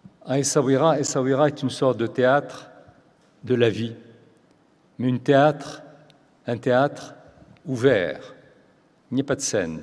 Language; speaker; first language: French; non-native, local second language; Arabic